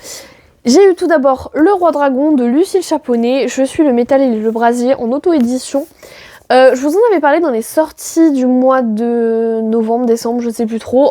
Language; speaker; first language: French; native; French